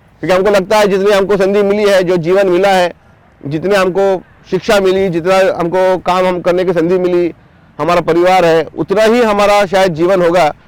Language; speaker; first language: Hindi; non-native, local second language; Marathi